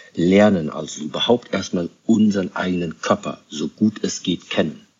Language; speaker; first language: German; native; German